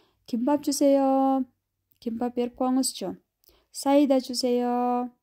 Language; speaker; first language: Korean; non-native, fluent; Kyrgyz